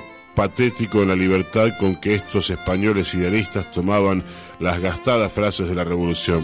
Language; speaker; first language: Spanish; native; Spanish